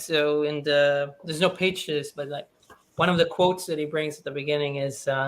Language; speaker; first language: English; native; English